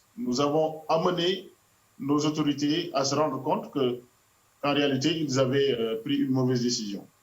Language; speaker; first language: French; non-native, local second language; Wolof